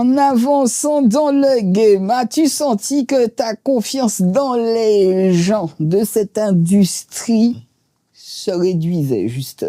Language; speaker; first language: French; native; French